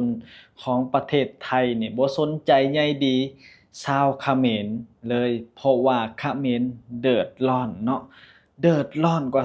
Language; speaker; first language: Thai; non-native, local second language; Lao